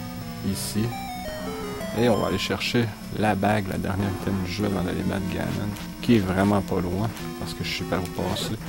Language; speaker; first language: French; native; French